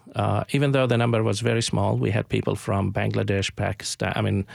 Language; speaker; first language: English; non-native, fluent; Arabic